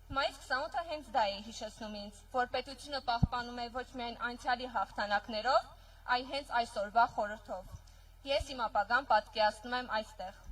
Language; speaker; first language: Armenian; native; Armenian